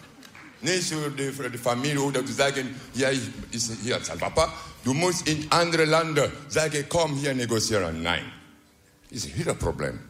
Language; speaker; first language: Dutch; non-native, learner; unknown